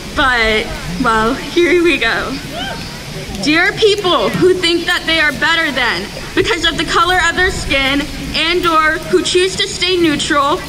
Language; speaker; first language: English; native; English